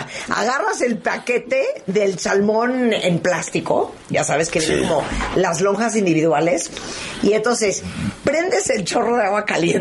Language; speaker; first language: Spanish; native; Spanish